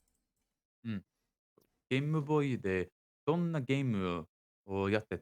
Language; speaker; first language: Japanese; non-native, learner; English